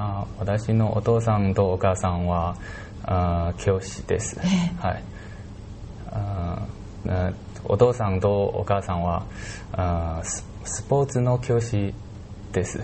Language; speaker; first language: Japanese; non-native, learner; Chinese